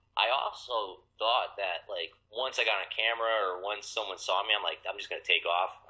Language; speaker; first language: English; native; English